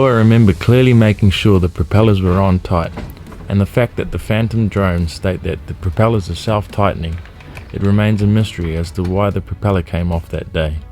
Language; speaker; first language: English; native; English